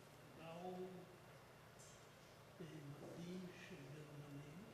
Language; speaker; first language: Hebrew; non-native, fluent; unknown